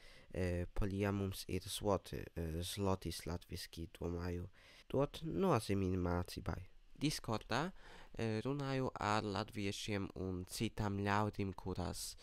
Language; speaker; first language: Latvian; non-native, learner; Polish